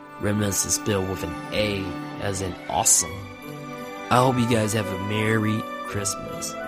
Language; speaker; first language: English; native; English